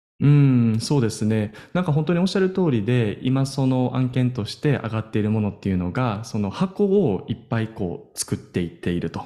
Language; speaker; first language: Japanese; native; Japanese